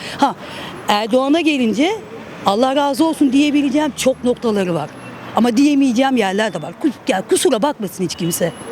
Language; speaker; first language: Turkish; native; Turkish